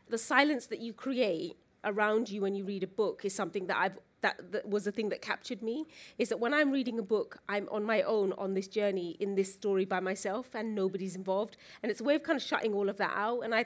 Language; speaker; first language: English; native; English